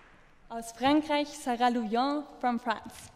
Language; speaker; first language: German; native; German